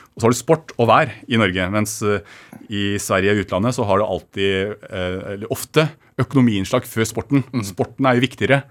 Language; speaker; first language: Norwegian; early bilingual, other home language; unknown